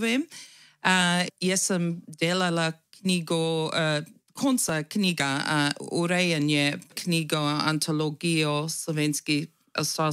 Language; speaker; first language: Slovenian; early bilingual, heritage; Slovenian